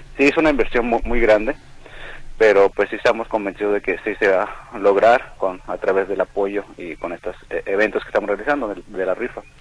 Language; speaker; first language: Spanish; non-native, local second language; Nahuatl languages